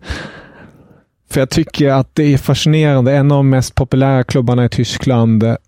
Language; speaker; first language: Swedish; non-native, fluent; German